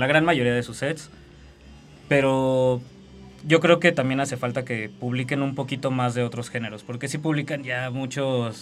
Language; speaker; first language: Spanish; native; Spanish